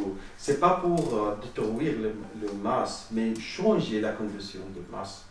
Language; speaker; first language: French; non-native, learner; Arabic